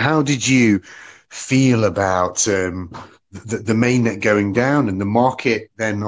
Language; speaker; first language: English; native; English